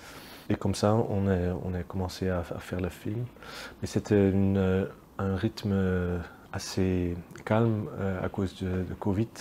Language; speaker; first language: French; non-native, local second language; Dutch